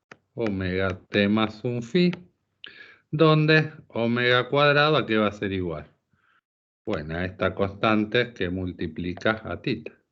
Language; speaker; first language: Spanish; native; Spanish